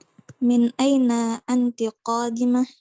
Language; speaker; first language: Arabic; non-native, learner; Indonesian